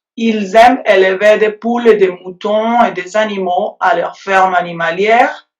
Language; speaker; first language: French; non-native, fluent; Spanish